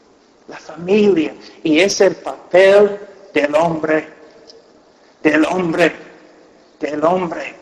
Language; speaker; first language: Spanish; non-native, fluent; English